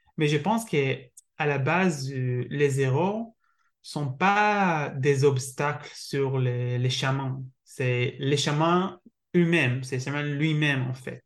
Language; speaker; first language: French; non-native, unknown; Hebrew